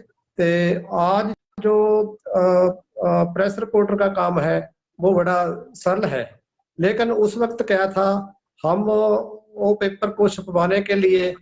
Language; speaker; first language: Hindi; non-native, local second language; Punjabi